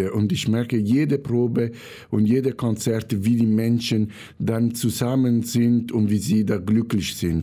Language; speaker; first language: German; non-native, fluent; Italian